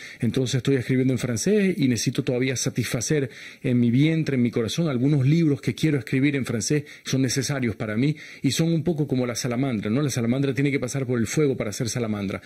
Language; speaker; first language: Spanish; early bilingual, heritage; Spanish